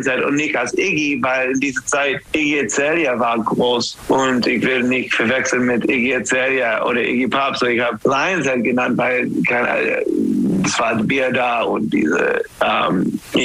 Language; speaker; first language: German; non-native, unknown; English